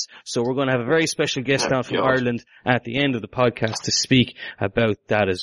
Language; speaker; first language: English; native; English